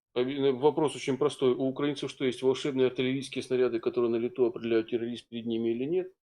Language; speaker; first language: Russian; native; Russian